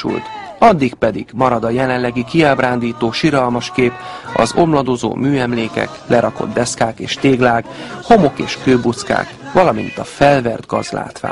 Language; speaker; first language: Hungarian; native; Hungarian